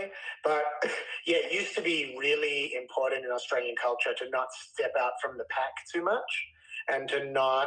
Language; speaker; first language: English; native; English